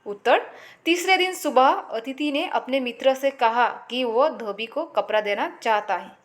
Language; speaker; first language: Hindi; non-native, local second language; Assamese